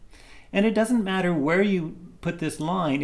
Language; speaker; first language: English; native; English